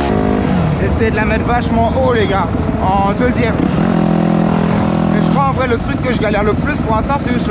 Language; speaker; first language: French; native; French